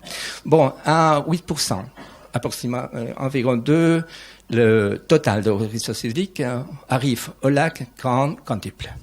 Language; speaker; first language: French; non-native, learner; Spanish